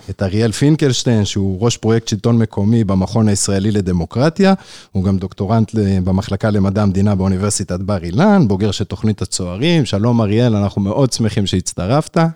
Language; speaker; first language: Hebrew; native; Hebrew